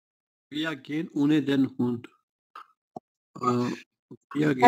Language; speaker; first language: German; non-native, learner; Urdu